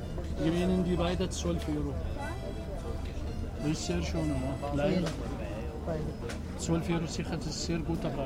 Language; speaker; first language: German; non-native, learner; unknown